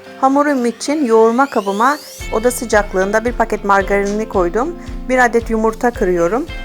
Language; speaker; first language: Turkish; native; Turkish